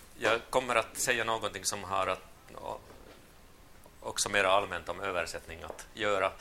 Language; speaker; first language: Swedish; non-native, local second language; Finnish